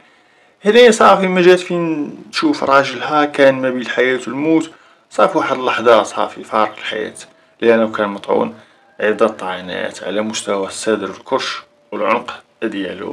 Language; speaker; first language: Arabic; native; Arabic